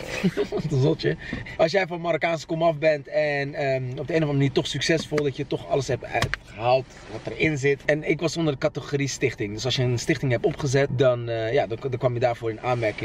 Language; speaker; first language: Dutch; native; Dutch